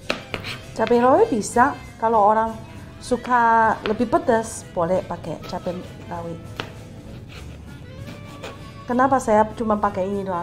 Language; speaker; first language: Indonesian; non-native, fluent; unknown